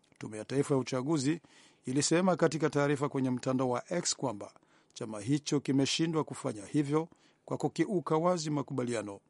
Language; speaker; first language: Swahili; non-native, local second language; Rundi